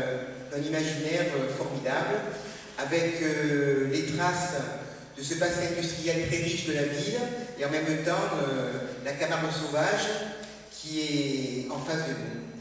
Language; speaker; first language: French; native; French